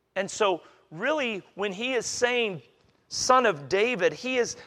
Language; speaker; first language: English; native; English